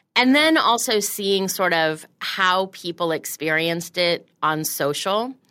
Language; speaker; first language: English; native; English